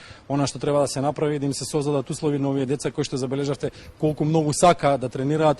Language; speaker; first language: Macedonian; native; Macedonian